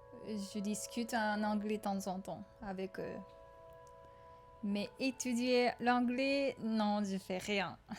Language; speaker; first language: French; non-native, fluent; Japanese